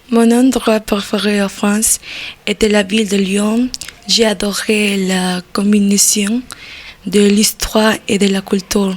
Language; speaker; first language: French; non-native, learner; Spanish